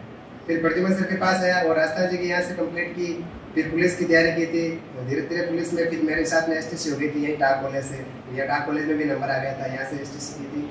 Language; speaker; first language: Hindi; non-native, local second language; Marwari